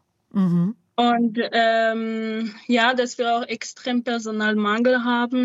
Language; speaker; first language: German; non-native, fluent; Malagasy